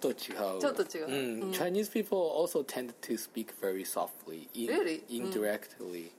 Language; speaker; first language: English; non-native, fluent; Chinese